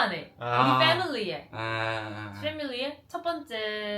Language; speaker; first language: Korean; native; Korean